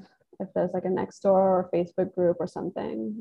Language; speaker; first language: English; native; English